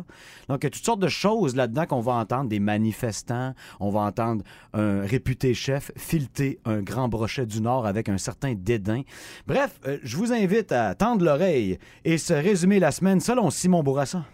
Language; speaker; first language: French; native; French